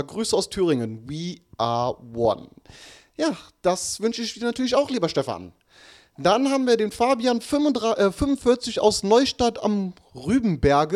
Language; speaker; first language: German; native; German